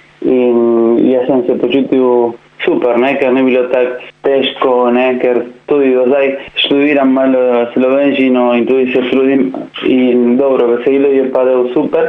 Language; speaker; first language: Slovenian; non-native, learner; Spanish